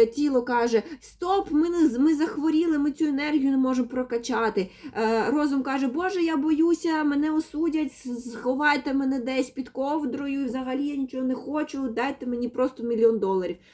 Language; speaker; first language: Ukrainian; non-native, local second language; Russian